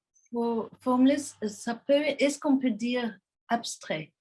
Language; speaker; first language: French; non-native, fluent; English